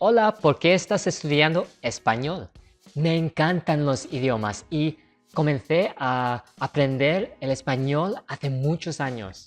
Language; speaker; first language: Spanish; non-native, fluent; English